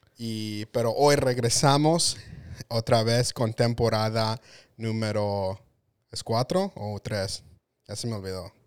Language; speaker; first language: Spanish; early bilingual, heritage; Spanish